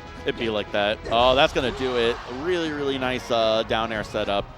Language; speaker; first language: English; native; English